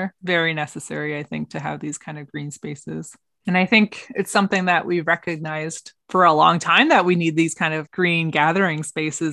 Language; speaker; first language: English; native; English